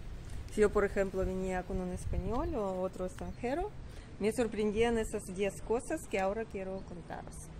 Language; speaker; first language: Spanish; non-native, learner; Russian